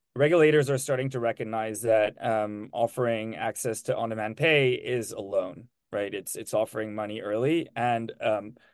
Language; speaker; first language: English; non-native, fluent; French